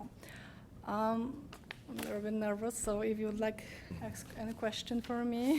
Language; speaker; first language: English; non-native, learner; Polish